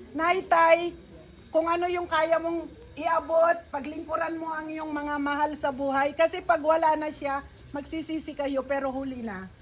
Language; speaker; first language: Filipino; non-native, local second language; Iloko